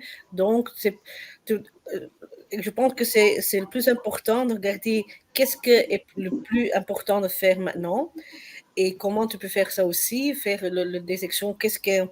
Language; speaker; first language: French; non-native, learner; Dutch